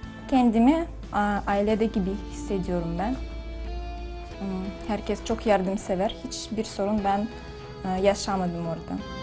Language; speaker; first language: Turkish; non-native, learner; Russian